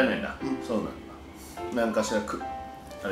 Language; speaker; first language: Japanese; native; Japanese